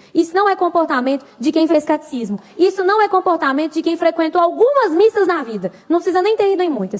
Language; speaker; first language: Portuguese; native; Portuguese